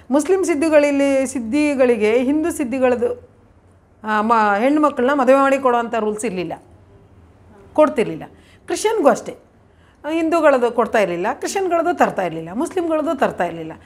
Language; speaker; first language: Kannada; non-native, local second language; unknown